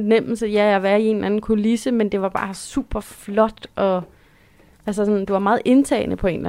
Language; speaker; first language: Danish; native; Danish